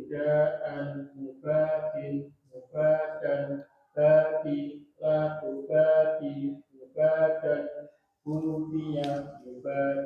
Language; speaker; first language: Arabic; non-native, learner; Indonesian